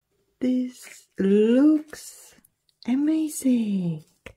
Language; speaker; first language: English; non-native, fluent; Czech